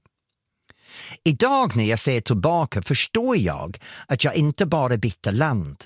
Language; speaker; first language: Swedish; non-native, fluent; English